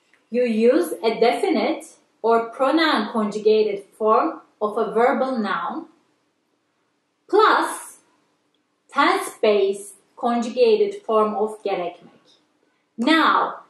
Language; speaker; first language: English; non-native, fluent; Turkish